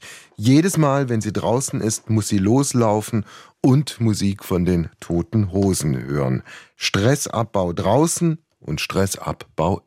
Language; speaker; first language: German; native; German